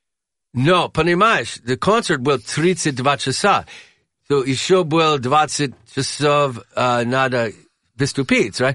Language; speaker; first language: Russian; non-native, learner; English